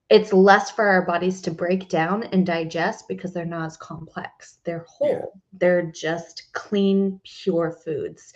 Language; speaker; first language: English; native; English